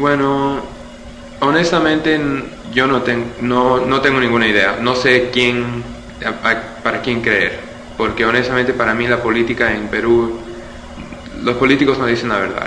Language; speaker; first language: Spanish; early bilingual, heritage; Spanish